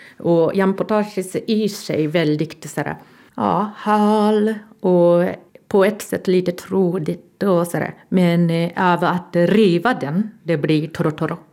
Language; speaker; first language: Swedish; non-native, fluent; Japanese